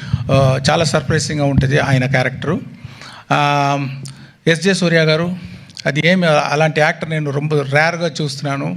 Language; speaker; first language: Telugu; non-native, local second language; Tamil